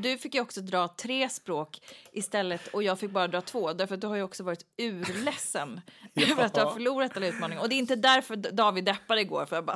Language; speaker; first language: Swedish; native; Swedish